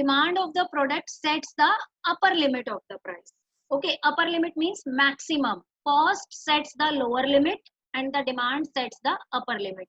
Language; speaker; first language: English; non-native, local second language; Hindi